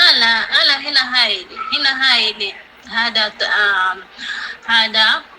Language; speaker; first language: Arabic; non-native, learner; Rundi